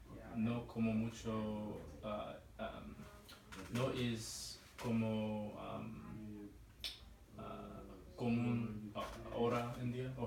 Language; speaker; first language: Spanish; non-native, learner; English